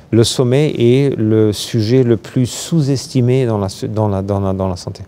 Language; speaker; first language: French; non-native, fluent; German